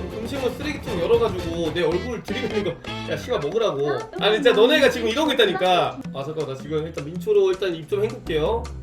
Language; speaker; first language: Korean; native; Korean